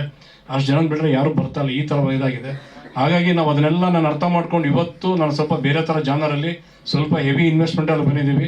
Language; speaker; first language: Kannada; native; Kannada